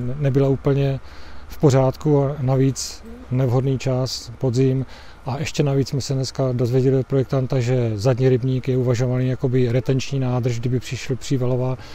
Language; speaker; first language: Czech; native; Czech